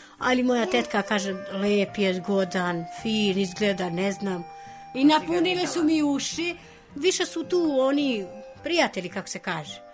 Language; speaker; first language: Serbian; non-native, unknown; Albanian